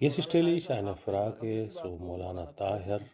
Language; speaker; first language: German; non-native, learner; Urdu